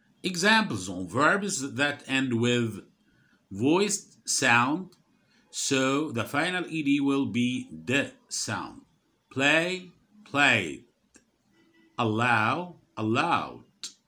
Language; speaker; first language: English; non-native, fluent; Arabic